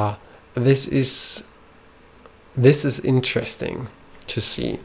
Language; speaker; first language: English; non-native, fluent; German